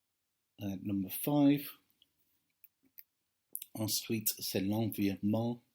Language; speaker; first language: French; non-native, fluent; English